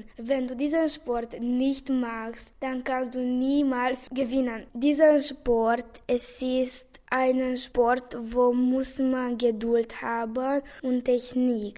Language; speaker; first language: German; non-native, local second language; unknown